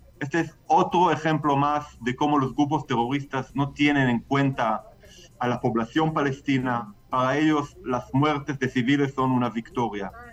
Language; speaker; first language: Spanish; non-native, fluent; Hebrew